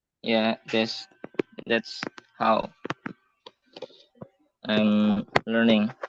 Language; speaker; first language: English; non-native, learner; Indonesian